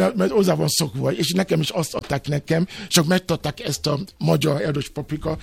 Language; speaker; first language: Hungarian; non-native, learner; Yoruba